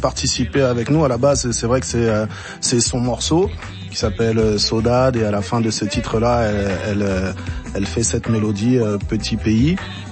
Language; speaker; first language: French; native; French